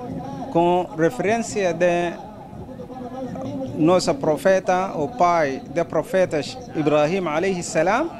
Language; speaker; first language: Portuguese; non-native, local second language; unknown